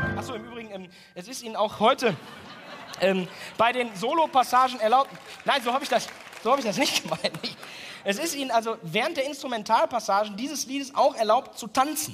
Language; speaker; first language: German; native; German